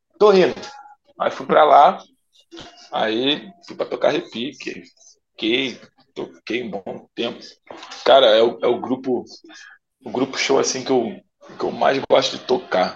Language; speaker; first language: Portuguese; native; Portuguese